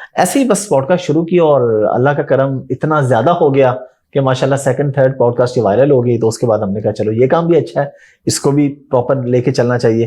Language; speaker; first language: Urdu; non-native, local second language; Saraiki